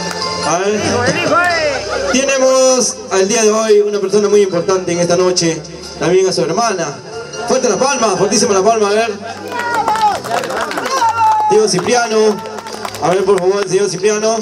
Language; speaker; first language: Spanish; native; Spanish